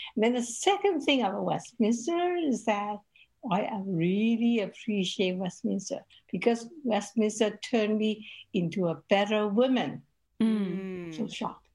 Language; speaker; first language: English; non-native, local second language; Cantonese